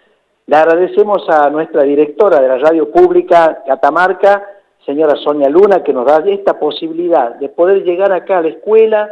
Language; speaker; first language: Spanish; native; Spanish